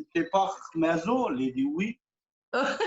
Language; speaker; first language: French; non-native, learner; Kurdish